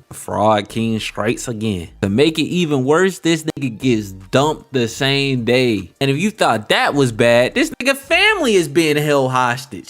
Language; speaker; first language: English; native; English